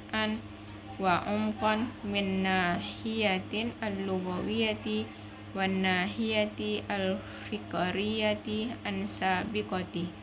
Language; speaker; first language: Arabic; non-native, learner; Indonesian